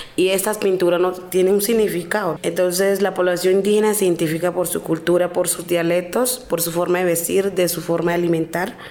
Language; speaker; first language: Spanish; non-native, local second language; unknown